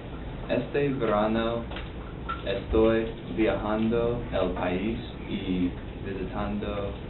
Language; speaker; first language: Spanish; non-native, learner; English